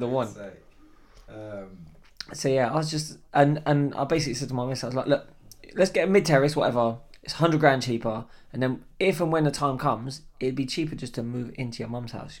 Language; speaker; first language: English; native; English